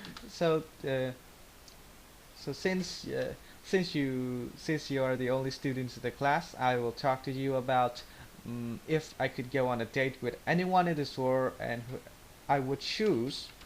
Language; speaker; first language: English; non-native, learner; Vietnamese